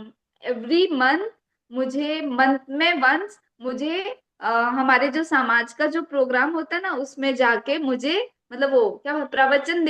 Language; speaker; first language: Hindi; native; Hindi